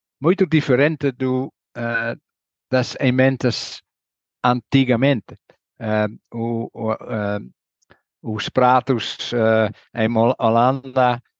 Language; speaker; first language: Portuguese; non-native, learner; Dutch